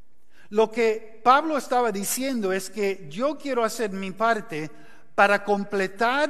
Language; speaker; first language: Spanish; non-native, fluent; English